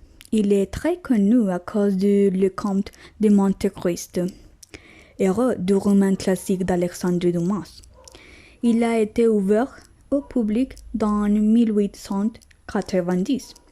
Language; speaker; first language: French; non-native, learner; Spanish